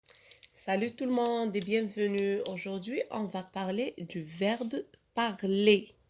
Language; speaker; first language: French; non-native, local second language; Arabic